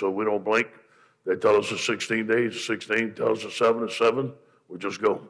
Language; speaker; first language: English; native; English